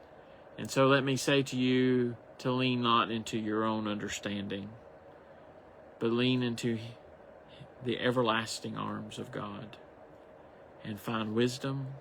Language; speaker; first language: English; native; English